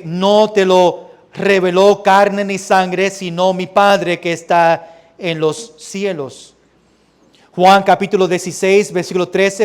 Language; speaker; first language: Spanish; early bilingual, heritage; Spanish